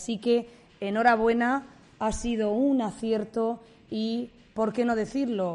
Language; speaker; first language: Spanish; native; Spanish